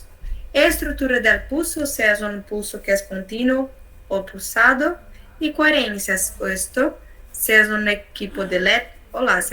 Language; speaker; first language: Spanish; non-native, learner; Portuguese